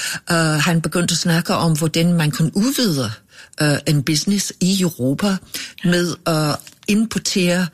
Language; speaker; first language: Danish; non-native, fluent; English